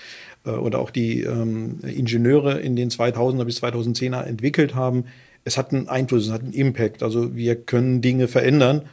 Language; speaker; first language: German; native; German